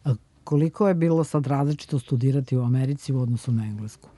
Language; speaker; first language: Serbian; native; Serbian